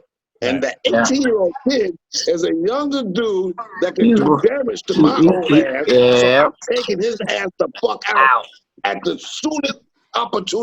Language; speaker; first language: English; native; English